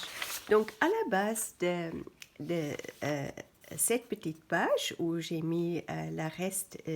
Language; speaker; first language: French; non-native, fluent; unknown